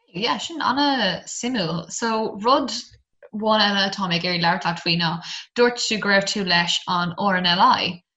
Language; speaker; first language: Irish; non-native, local second language; English